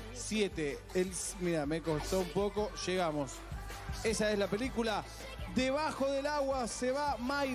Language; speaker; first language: Spanish; native; Spanish